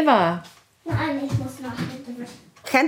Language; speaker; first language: German; early bilingual, other home language; Ukrainian